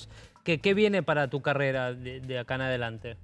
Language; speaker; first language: Spanish; native; Spanish